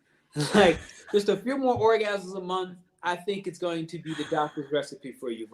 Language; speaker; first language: English; native; English